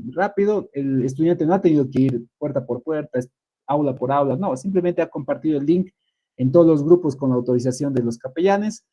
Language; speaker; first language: Spanish; native; Spanish